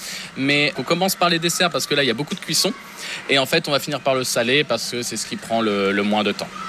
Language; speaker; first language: French; native; French